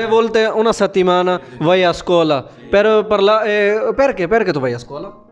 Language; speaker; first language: Italian; non-native, learner; Urdu